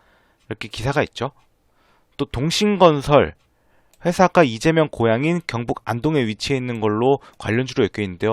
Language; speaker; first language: Korean; native; Korean